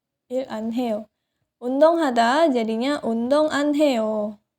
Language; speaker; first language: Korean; non-native, fluent; Indonesian